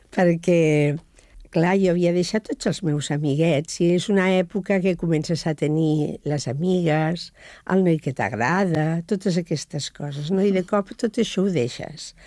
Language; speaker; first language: Catalan; non-native, local second language; Spanish